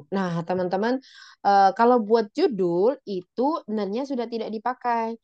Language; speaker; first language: Indonesian; native; Indonesian